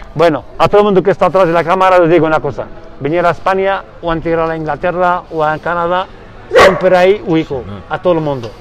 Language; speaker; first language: Spanish; non-native, fluent; Arabic